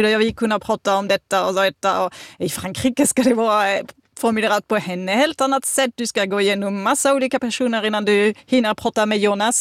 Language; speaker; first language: Swedish; non-native, fluent; French